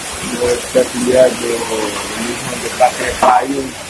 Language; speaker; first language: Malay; non-native, local second language; Javanese